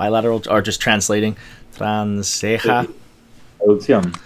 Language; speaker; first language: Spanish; non-native, learner; English